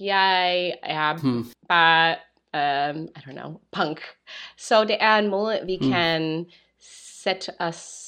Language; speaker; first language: Danish; non-native, learner; English